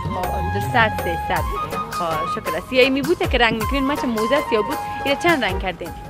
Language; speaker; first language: Persian; native; Persian